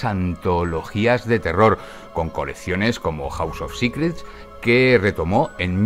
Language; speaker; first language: Spanish; native; Spanish